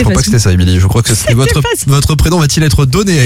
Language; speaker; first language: French; native; French